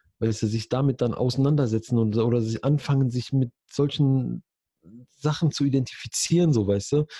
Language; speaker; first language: German; early bilingual, other home language; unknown